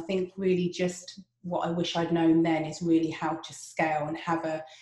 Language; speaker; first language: English; native; English